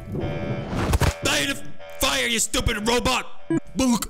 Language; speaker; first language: English; native; English